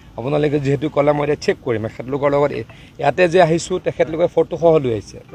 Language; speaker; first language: Assamese; native; Assamese